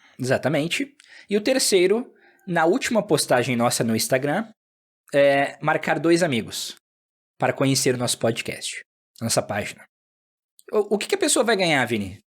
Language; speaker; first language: Portuguese; native; Portuguese